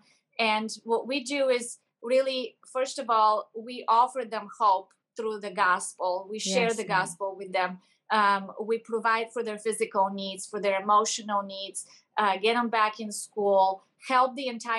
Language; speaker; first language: English; non-native, fluent; Bulgarian